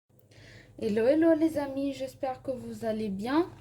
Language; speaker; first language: French; non-native, local second language; Malagasy